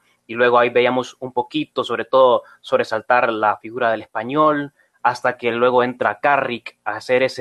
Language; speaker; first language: Spanish; native; Spanish